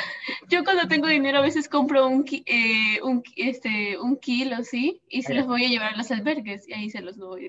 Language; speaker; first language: Spanish; native; Spanish